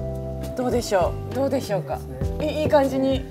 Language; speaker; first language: Japanese; native; Japanese